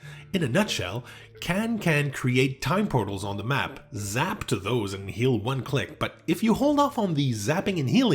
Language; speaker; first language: English; native; English